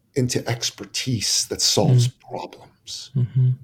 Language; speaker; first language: English; early bilingual, other home language; Persian